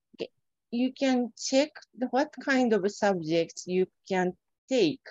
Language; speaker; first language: English; non-native, fluent; Japanese